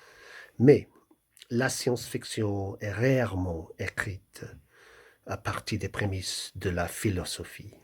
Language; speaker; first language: French; non-native, fluent; English